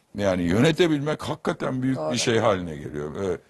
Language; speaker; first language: Turkish; native; Turkish